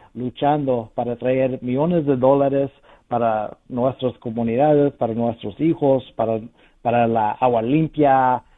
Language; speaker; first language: Spanish; early bilingual, other home language; English